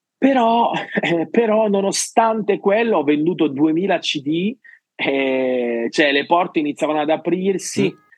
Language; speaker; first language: Italian; native; Italian